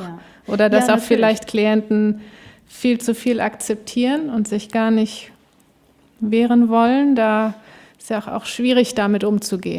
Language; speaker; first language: German; native; German